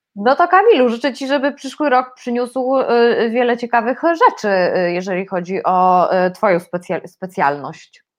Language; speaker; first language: Polish; native; Polish